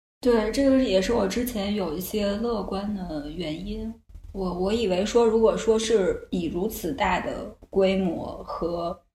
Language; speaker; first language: Chinese; native; Chinese